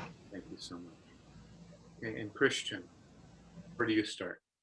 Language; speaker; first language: English; native; English